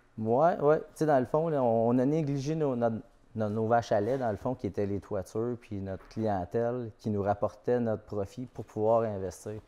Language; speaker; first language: French; native; French